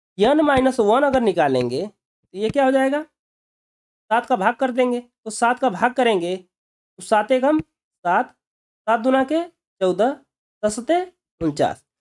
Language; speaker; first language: Hindi; native; Hindi